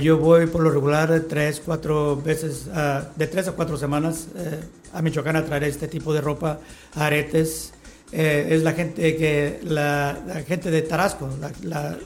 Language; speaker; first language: Spanish; native; Spanish